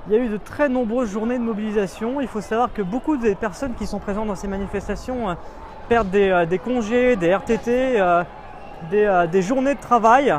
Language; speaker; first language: French; native; French